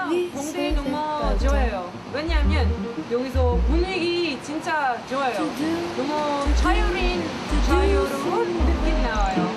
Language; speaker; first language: Korean; non-native, learner; Dutch